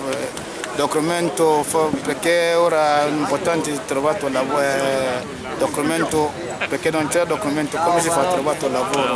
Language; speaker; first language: Italian; non-native, learner; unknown